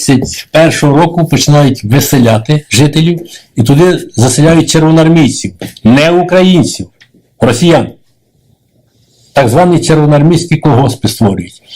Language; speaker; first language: Ukrainian; native; Ukrainian